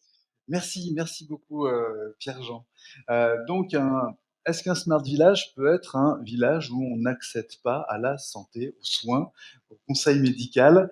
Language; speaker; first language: French; native; French